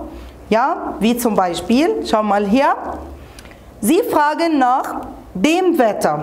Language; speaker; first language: German; non-native, fluent; Arabic